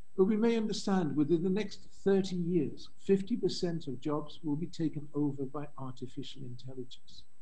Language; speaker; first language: English; native; English